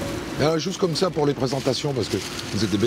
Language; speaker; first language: French; native; French